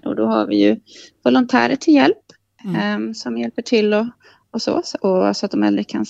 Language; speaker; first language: Swedish; native; Swedish